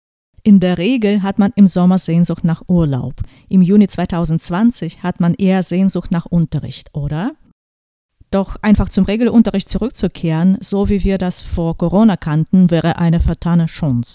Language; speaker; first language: German; native; German